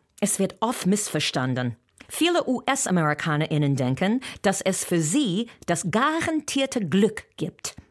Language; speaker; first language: German; non-native, fluent; English